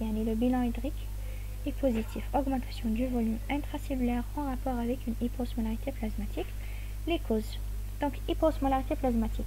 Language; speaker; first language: French; non-native, local second language; Arabic